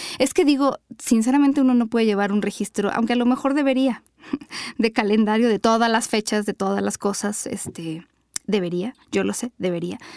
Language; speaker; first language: Spanish; native; Spanish